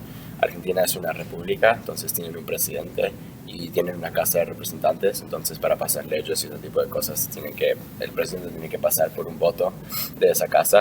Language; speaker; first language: Spanish; early bilingual, heritage; Spanish